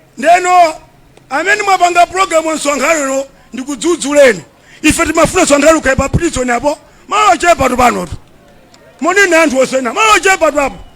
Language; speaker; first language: Nyanja; non-native, local second language; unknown